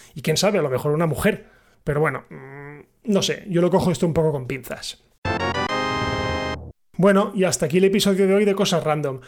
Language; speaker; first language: Spanish; native; Spanish